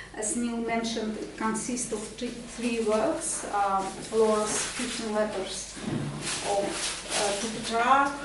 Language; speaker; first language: English; non-native, fluent; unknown